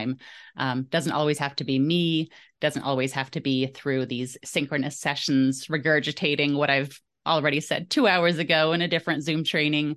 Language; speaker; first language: English; early bilingual, other home language; German